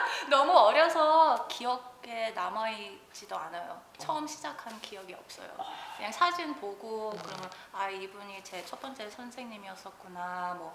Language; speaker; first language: Korean; early bilingual, heritage; Korean